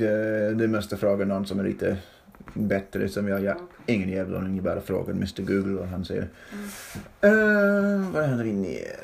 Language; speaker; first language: Swedish; non-native, fluent; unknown